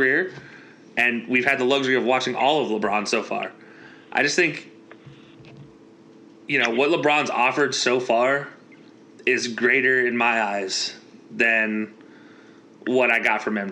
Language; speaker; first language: English; native; English